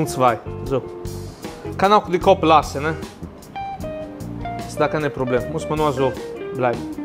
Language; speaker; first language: German; non-native, learner; Italian